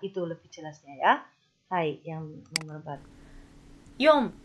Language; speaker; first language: Japanese; non-native, fluent; Indonesian